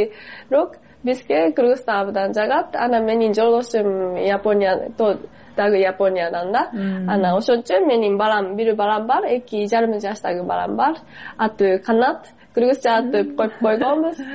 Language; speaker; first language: Kyrgyz; non-native, fluent; Japanese